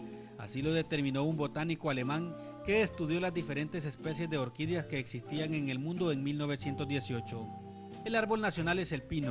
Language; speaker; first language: Spanish; native; Spanish